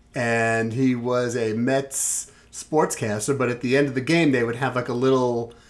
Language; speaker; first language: English; native; English